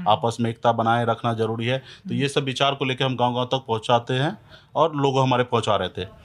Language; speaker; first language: Hindi; native; Hindi